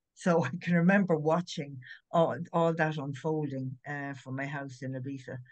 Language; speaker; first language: English; native; English